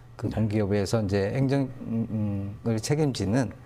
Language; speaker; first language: Korean; native; Korean